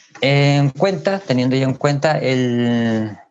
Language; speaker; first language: Spanish; native; Spanish